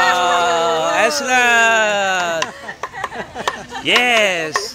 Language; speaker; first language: English; non-native, learner; Vietnamese